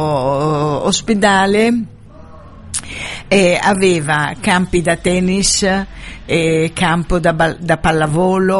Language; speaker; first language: Italian; non-native, fluent; Arabic